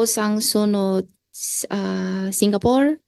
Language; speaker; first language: Filipino; non-native, learner; Chinese